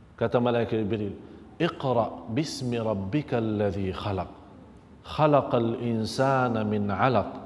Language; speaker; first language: Malay; non-native, fluent; Arabic